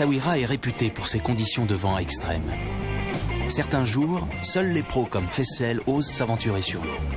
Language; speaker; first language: French; native; French